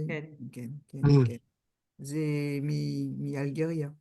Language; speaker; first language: Hebrew; non-native, learner; French